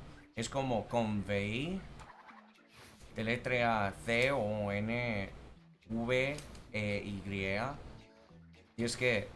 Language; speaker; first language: Spanish; non-native, fluent; English